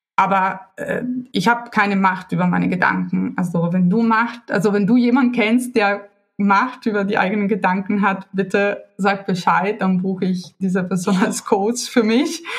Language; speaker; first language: German; non-native, fluent; Italian